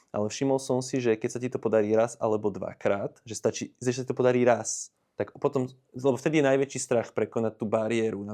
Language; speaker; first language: Slovak; native; Slovak